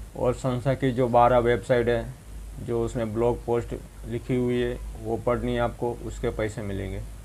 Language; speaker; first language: Hindi; non-native, local second language; Gujarati